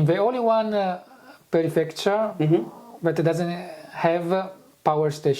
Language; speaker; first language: English; non-native, fluent; Italian